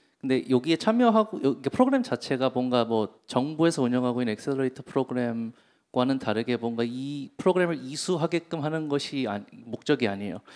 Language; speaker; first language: Korean; native; Korean